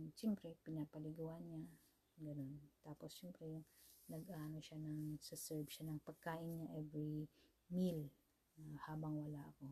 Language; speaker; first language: Filipino; native; Filipino